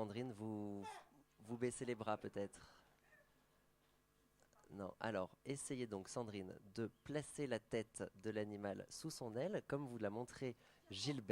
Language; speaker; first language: French; native; French